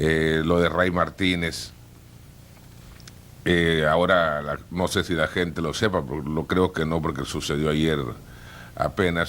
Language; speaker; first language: Spanish; native; Spanish